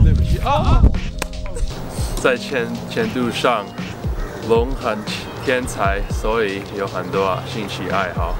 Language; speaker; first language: Chinese; non-native, learner; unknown